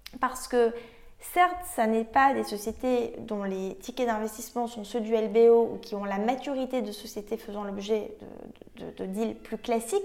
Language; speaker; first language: French; native; French